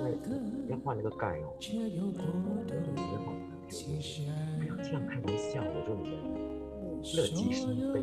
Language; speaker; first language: Chinese; native; Chinese